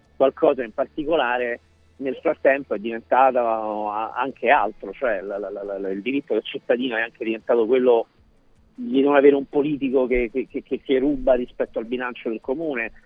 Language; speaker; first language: Italian; native; Italian